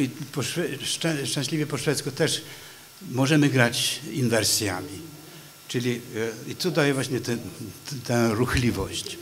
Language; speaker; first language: Polish; non-native, fluent; Swedish